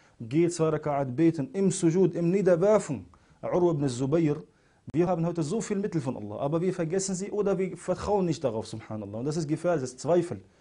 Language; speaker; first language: German; non-native, fluent; Arabic